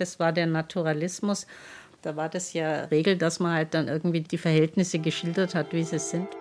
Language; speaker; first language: German; native; German